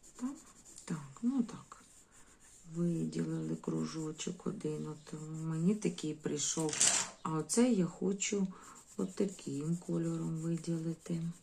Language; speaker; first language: Ukrainian; non-native, local second language; Russian